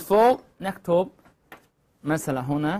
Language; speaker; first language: Arabic; non-native, learner; Chinese